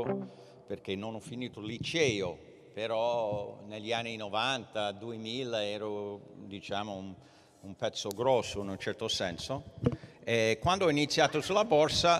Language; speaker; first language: Italian; early bilingual, heritage; English